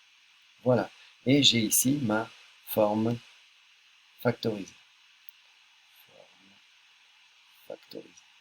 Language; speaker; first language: French; native; French